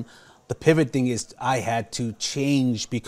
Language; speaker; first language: English; non-native, fluent; Lao